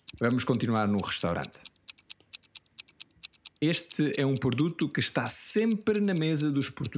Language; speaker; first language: Portuguese; early bilingual, heritage; Portuguese